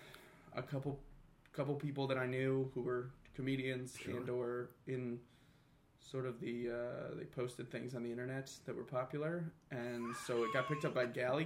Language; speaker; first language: English; native; English